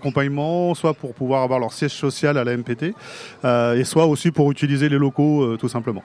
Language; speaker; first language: French; native; French